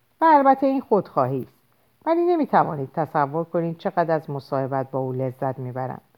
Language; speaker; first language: Persian; native; Persian